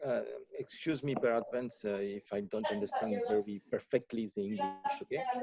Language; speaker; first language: English; non-native, learner; French